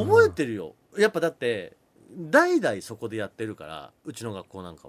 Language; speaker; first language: Japanese; native; Japanese